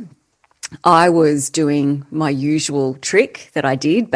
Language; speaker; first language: English; native; English